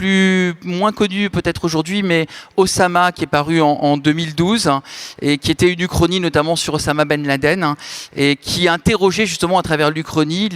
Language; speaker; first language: French; native; French